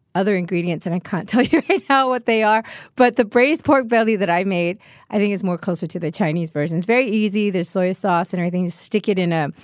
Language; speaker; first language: English; native; English